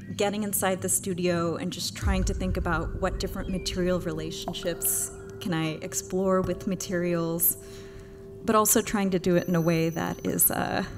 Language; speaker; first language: English; native; English